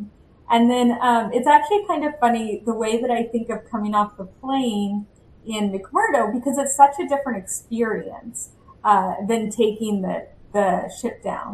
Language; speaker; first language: English; native; English